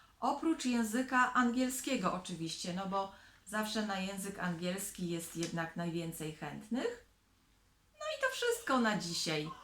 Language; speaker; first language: Polish; native; Polish